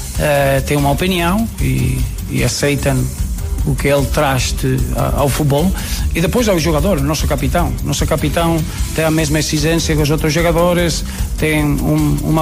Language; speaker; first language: Portuguese; non-native, fluent; Spanish